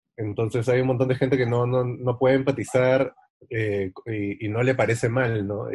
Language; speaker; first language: Spanish; native; Spanish